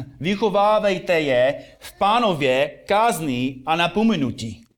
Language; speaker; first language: Czech; non-native, fluent; English